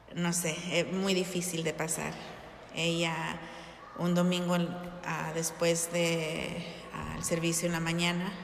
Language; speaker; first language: Spanish; early bilingual, heritage; Spanish